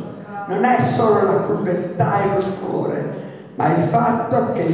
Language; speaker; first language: Italian; native; Italian